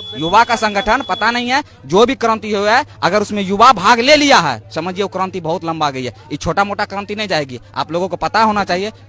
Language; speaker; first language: Hindi; native; Hindi